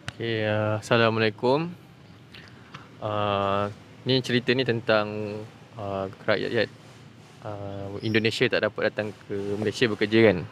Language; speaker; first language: Malay; native; Malay